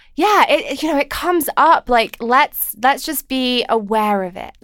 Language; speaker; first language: English; native; English